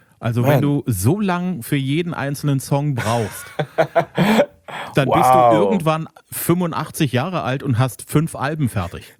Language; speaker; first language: German; native; German